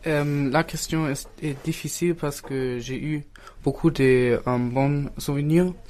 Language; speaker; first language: French; non-native, learner; German